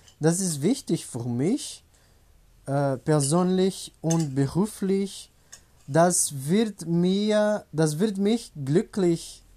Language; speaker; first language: German; non-native, learner; Portuguese